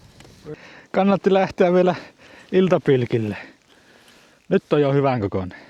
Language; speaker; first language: Finnish; native; Finnish